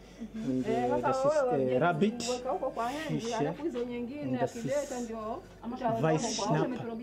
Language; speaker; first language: German; non-native, learner; Swahili